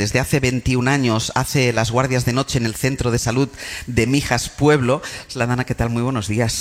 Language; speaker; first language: Spanish; native; Spanish